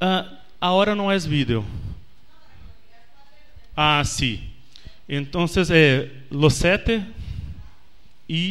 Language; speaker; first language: Spanish; non-native, learner; Portuguese